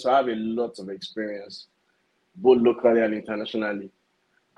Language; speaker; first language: English; non-native, local second language; Yoruba